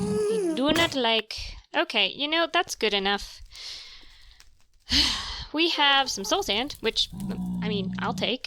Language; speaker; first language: English; native; English